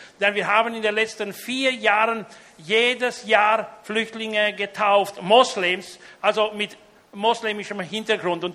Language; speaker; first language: German; native; German